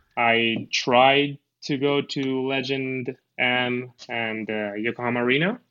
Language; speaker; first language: English; non-native, fluent; Spanish